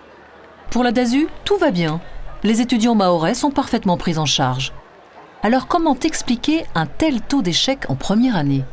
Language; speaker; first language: French; native; French